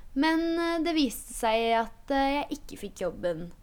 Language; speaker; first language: Norwegian; early bilingual, other home language; Polish